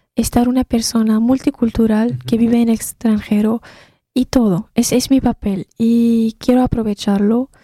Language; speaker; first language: Spanish; non-native, fluent; Arabic